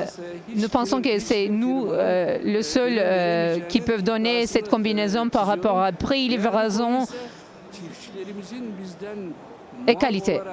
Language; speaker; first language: French; non-native, learner; Turkish